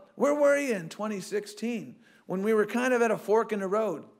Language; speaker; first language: English; native; English